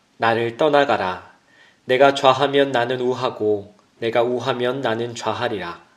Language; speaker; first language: Korean; native; Korean